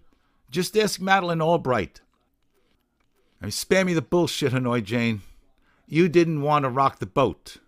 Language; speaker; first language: English; native; English